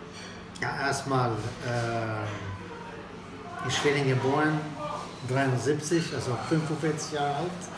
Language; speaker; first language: German; non-native, fluent; Swedish